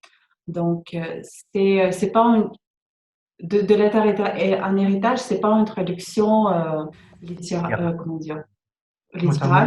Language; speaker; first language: French; non-native, fluent; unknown